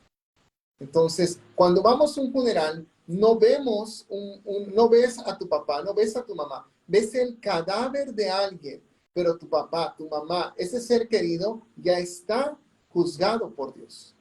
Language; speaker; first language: Spanish; native; Spanish